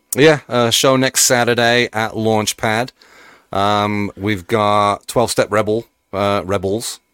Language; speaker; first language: English; native; English